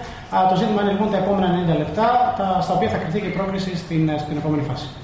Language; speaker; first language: Greek; native; Greek